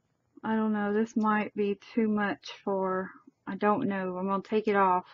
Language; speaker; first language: English; native; English